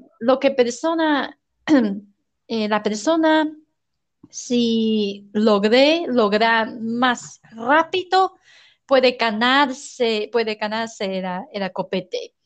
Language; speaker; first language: Spanish; non-native, learner; Chinese